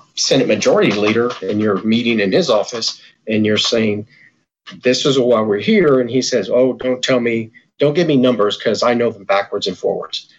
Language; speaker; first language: English; early bilingual, other home language; Spanish